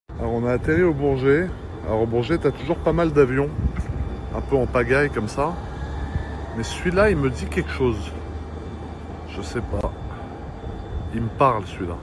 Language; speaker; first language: French; native; French